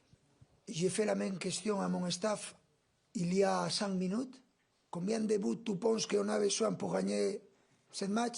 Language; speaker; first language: French; non-native, fluent; Spanish